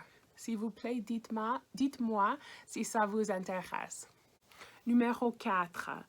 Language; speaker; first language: French; non-native, fluent; English